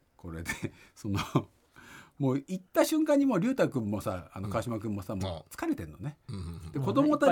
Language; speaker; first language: Japanese; native; Japanese